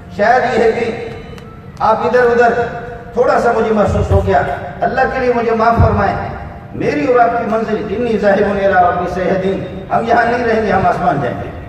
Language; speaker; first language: Urdu; non-native, local second language; Brahui